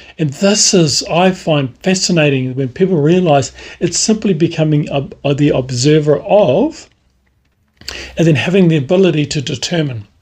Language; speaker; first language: English; native; English